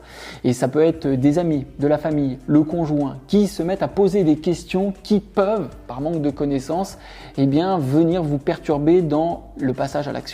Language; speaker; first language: French; native; French